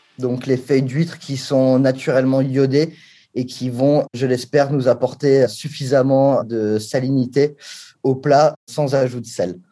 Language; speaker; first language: French; early bilingual, heritage; English